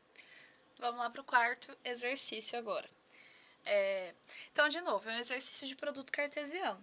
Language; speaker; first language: Portuguese; native; Portuguese